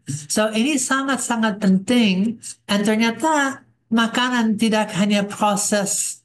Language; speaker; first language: Indonesian; non-native, fluent; English